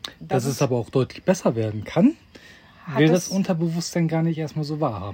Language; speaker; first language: German; native; German